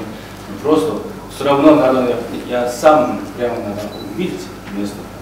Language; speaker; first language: Russian; non-native, learner; Korean